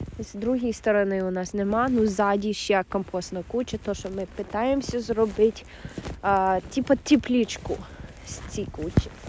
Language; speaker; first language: Ukrainian; early bilingual, heritage; Ukrainian